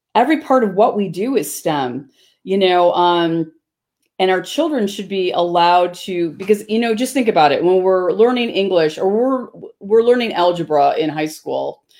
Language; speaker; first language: English; native; English